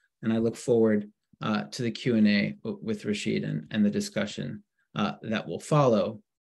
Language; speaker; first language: English; native; English